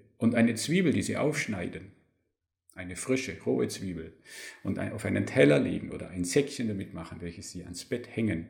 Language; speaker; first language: German; native; German